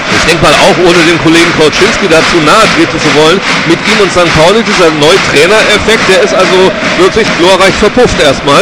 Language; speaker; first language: German; native; German